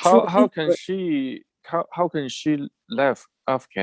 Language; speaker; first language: English; non-native, fluent; Chinese